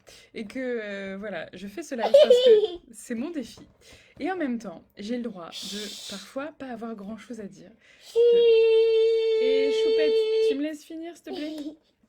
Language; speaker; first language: French; native; French